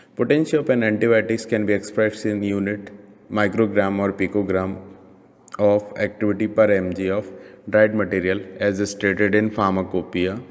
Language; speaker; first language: English; non-native, local second language; Hindi